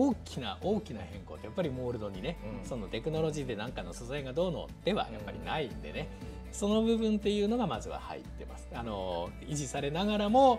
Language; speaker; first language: Japanese; native; Japanese